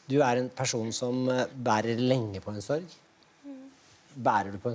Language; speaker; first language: Norwegian; native; Norwegian